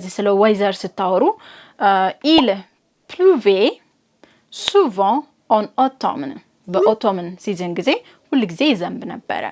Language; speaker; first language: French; non-native, fluent; Amharic